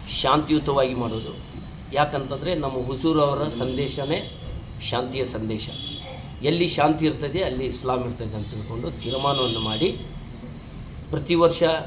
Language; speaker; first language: Kannada; non-native, local second language; Urdu